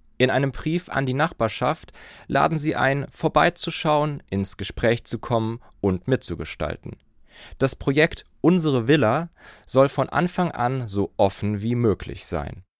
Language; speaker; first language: German; native; German